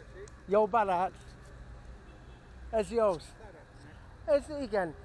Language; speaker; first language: Hungarian; non-native, learner; English